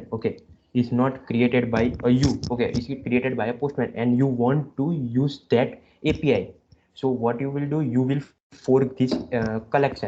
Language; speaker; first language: English; non-native, local second language; Gujarati